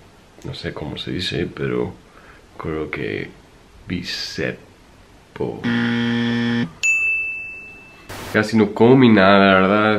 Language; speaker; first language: Spanish; non-native, fluent; English